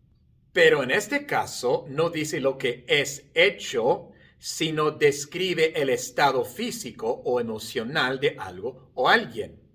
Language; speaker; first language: Spanish; non-native, fluent; English